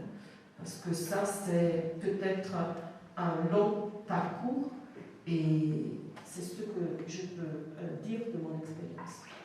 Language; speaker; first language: French; non-native, fluent; Italian